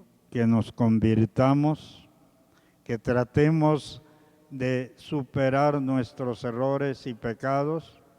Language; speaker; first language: Spanish; native; Spanish